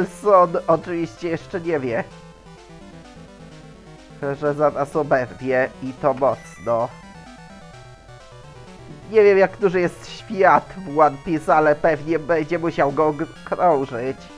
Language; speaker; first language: Polish; native; Polish